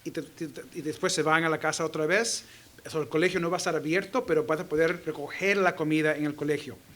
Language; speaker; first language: Spanish; early bilingual, heritage; Spanish